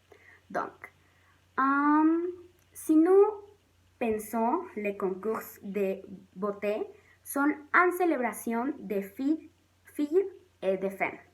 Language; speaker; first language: French; non-native, learner; Spanish